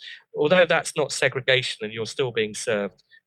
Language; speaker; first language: English; native; English